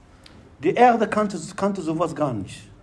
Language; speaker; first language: German; non-native, fluent; Arabic